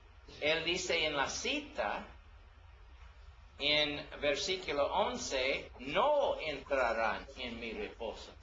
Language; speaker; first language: Spanish; non-native, learner; English